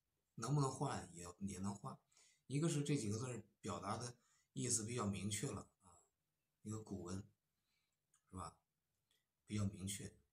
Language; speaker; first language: Chinese; native; Chinese